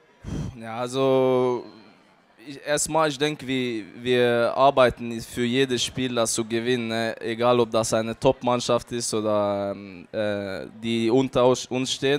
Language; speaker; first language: German; non-native, fluent; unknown